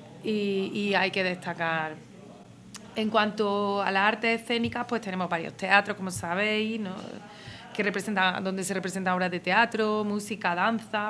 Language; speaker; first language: Spanish; native; Spanish